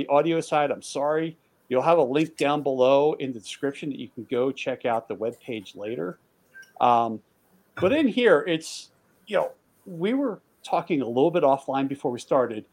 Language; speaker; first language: English; native; English